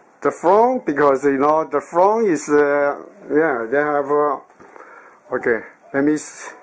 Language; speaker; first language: English; non-native, learner; Chinese